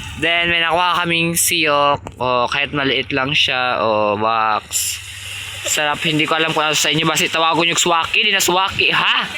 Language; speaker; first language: Filipino; non-native, local second language; Cebuano